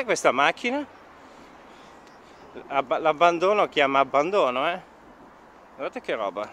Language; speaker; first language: Italian; native; Italian